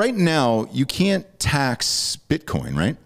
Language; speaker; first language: English; native; English